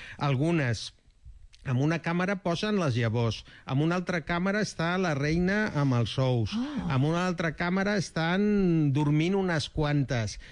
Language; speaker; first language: Catalan; non-native, local second language; Spanish